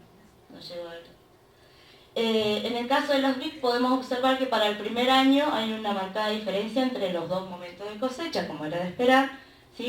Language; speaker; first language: Spanish; native; Spanish